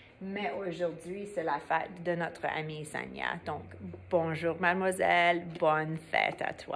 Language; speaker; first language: French; non-native, fluent; English